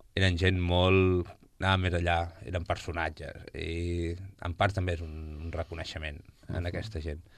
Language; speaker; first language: Catalan; native; Catalan